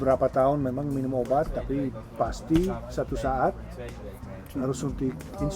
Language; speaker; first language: Indonesian; non-native, fluent; Dutch